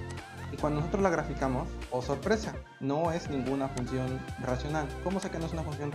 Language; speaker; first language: Spanish; native; Spanish